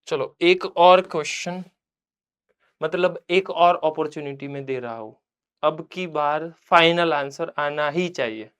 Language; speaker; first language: Hindi; non-native, local second language; Gujarati